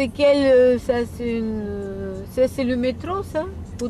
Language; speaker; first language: French; non-native, local second language; Russian